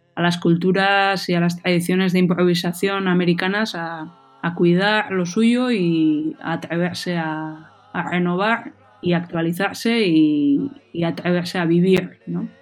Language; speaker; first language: Spanish; non-native, local second language; Basque